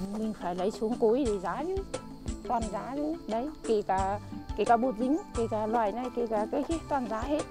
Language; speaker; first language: Vietnamese; non-native, local second language; Tày